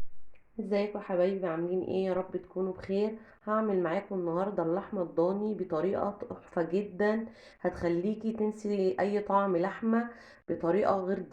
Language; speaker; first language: Arabic; native; Arabic